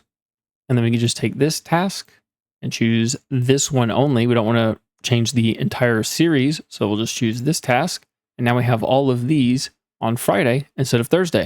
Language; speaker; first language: English; native; English